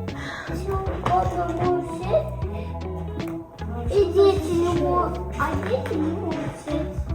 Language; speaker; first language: Russian; non-native, local second language; Azerbaijani